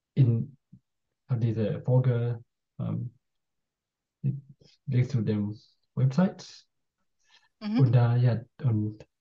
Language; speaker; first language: German; non-native, learner; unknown